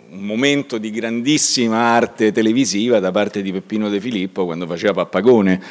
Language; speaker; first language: Italian; native; Italian